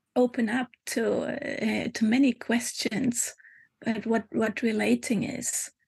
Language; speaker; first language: English; non-native, fluent; German